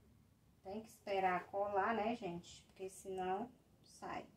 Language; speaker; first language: Portuguese; native; Portuguese